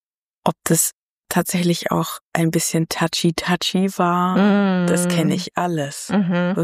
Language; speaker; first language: German; native; German